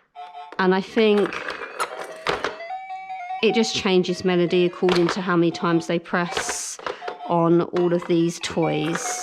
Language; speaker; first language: English; native; English